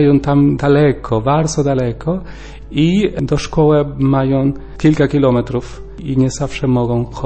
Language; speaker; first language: Polish; non-native, learner; Spanish